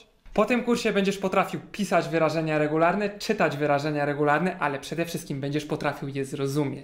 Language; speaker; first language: Polish; native; Polish